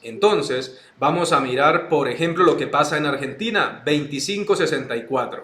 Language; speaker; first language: Spanish; native; Spanish